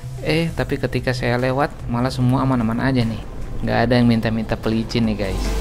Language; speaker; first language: Indonesian; native; Indonesian